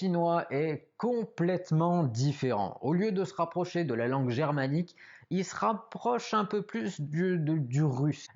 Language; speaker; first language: French; native; French